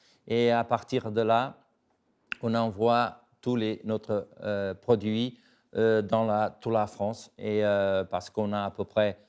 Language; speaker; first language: French; non-native, fluent; Portuguese